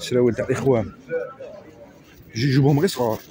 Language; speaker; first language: Arabic; native; Arabic